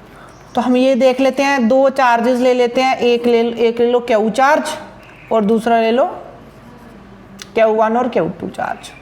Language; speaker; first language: Hindi; non-native, local second language; Punjabi